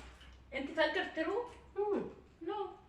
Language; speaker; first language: Arabic; non-native, learner; Oromo